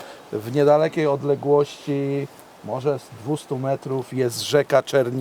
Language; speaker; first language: Polish; native; Polish